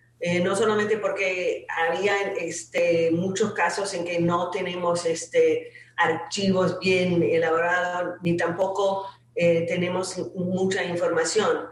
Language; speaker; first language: Spanish; non-native, fluent; English